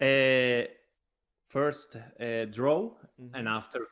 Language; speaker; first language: English; non-native, learner; Spanish